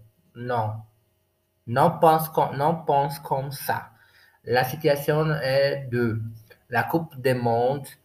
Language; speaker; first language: French; non-native, learner; Portuguese